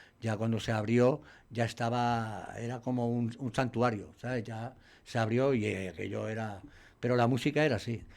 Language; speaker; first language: Spanish; native; Spanish